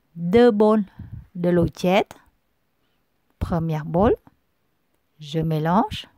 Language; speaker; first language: French; non-native, learner; Vietnamese